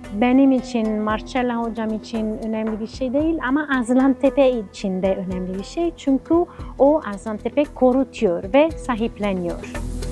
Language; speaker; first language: Turkish; non-native, fluent; Italian